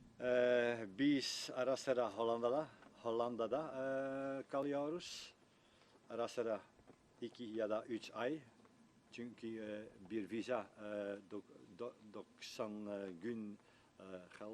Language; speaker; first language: Turkish; non-native, learner; Dutch